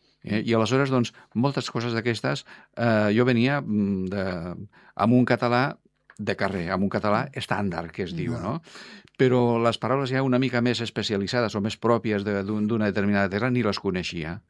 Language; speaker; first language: Catalan; non-native, fluent; Spanish